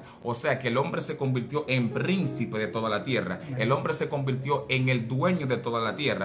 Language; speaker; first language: Spanish; native; Spanish